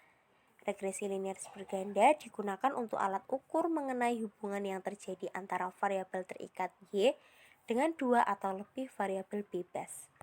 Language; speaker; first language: Indonesian; native; Indonesian